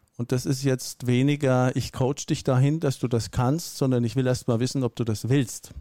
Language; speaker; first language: German; native; German